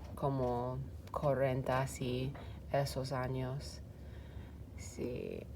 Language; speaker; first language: Spanish; non-native, fluent; English